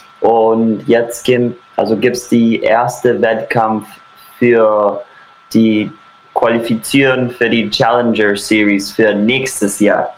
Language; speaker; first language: German; early bilingual, heritage; German